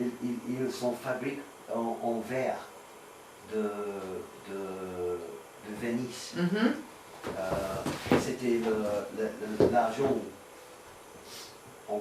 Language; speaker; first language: French; non-native, learner; Swedish